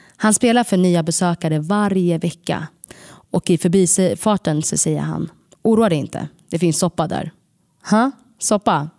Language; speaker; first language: Swedish; early bilingual, other home language; Tigrinya